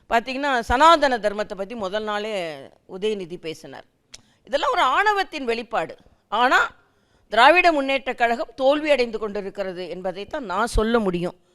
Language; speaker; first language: Tamil; native; Tamil